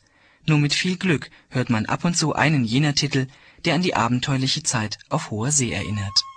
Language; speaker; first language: German; native; German